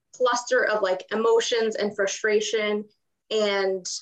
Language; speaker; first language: English; non-native, fluent; Ukrainian